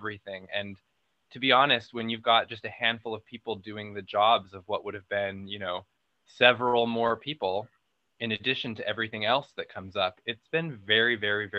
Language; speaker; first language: English; native; English